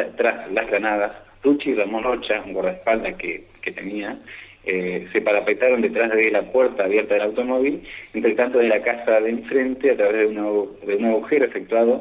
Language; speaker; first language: Spanish; native; Spanish